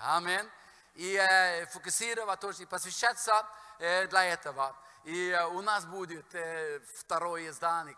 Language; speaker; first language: Russian; non-native, fluent; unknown